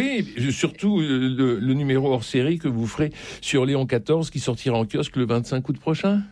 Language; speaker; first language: French; native; French